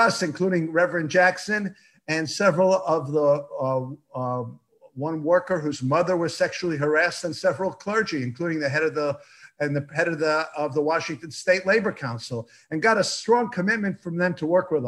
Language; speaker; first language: English; early bilingual, other home language; Yiddish